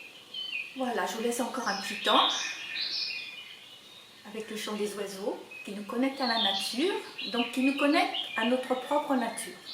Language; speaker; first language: French; native; French